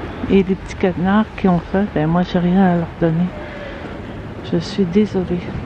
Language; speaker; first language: French; native; French